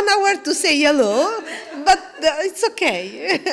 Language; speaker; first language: English; non-native, learner; Italian